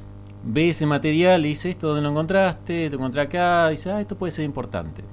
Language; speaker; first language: Spanish; native; Spanish